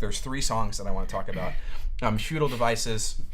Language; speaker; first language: English; native; English